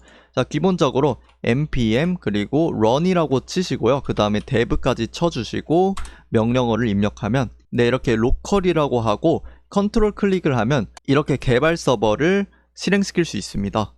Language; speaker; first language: Korean; native; Korean